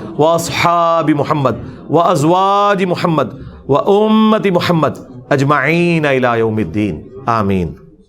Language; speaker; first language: Urdu; non-native, local second language; Punjabi